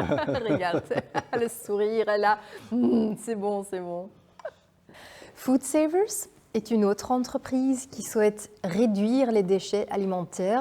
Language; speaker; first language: French; non-native, local second language; Dutch